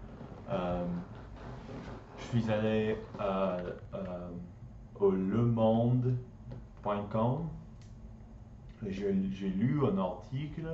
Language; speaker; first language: French; non-native, learner; English